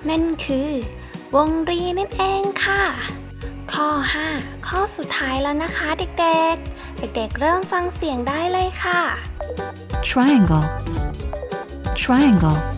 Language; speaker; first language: Thai; native; Thai